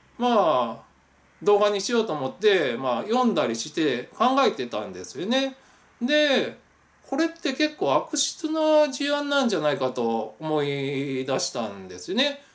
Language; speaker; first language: Japanese; native; Japanese